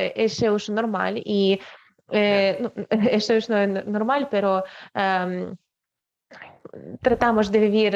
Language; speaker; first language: Spanish; non-native, fluent; Ukrainian